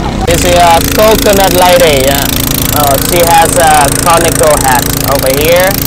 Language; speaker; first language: English; non-native, fluent; Vietnamese